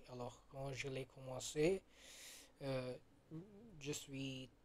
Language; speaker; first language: French; non-native, learner; Gujarati